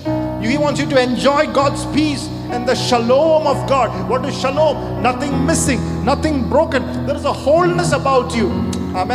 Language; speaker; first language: English; non-native, local second language; Malayalam